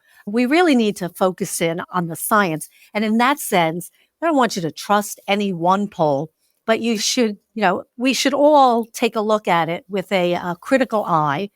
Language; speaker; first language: English; native; English